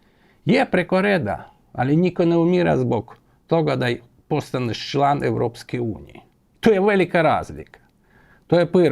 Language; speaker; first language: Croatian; non-native, fluent; Ukrainian